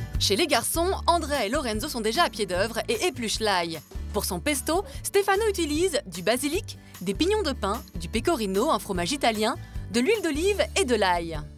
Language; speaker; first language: French; native; French